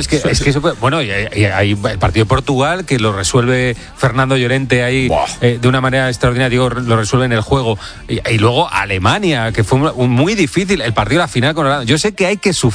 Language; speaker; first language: Spanish; native; Spanish